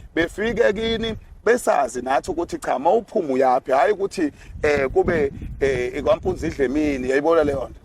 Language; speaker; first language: Zulu; native; Zulu